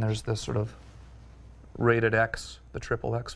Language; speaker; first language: English; native; English